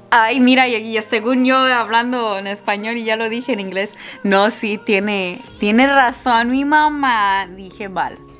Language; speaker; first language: Spanish; early bilingual, heritage; Spanish